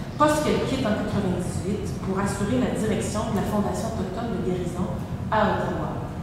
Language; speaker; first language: French; native; French